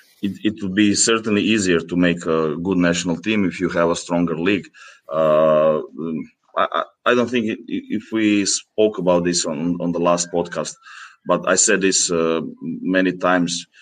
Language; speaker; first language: English; non-native, fluent; Greek